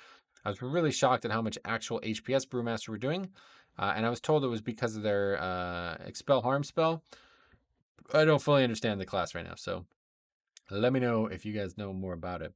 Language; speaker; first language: English; native; English